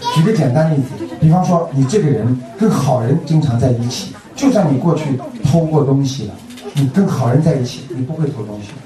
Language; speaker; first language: Chinese; native; Chinese